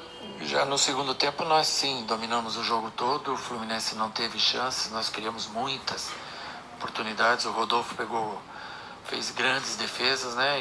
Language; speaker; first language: Portuguese; native; Portuguese